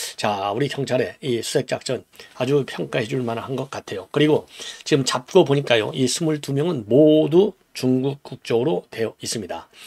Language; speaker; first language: Korean; native; Korean